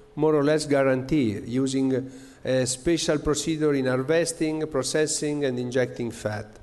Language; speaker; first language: English; non-native, fluent; Italian